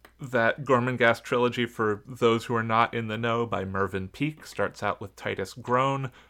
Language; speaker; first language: English; native; English